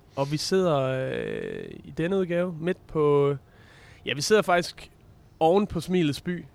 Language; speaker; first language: Danish; native; Danish